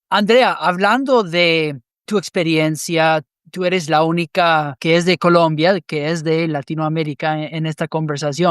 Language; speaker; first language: Spanish; non-native, fluent; English